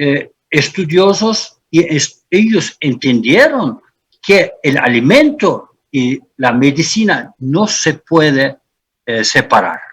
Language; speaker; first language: Spanish; non-native, fluent; Turkish